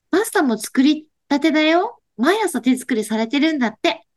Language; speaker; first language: Japanese; native; Japanese